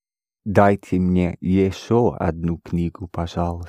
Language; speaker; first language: Russian; non-native, learner; English